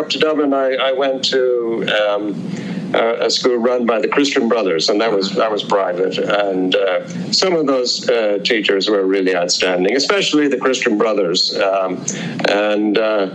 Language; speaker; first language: English; native; English